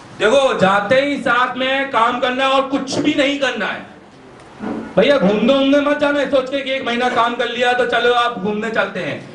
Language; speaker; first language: Hindi; native; Hindi